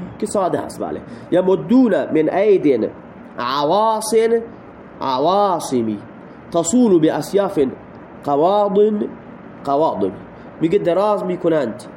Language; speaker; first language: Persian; non-native, local second language; Baluchi